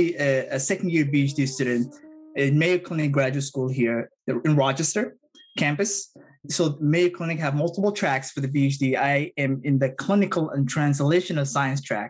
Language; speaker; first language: English; non-native, fluent; Somali